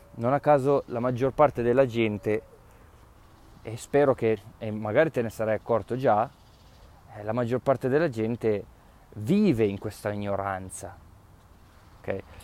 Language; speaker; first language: Italian; native; Italian